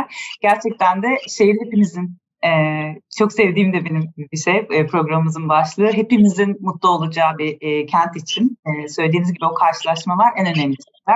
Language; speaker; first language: Turkish; native; Turkish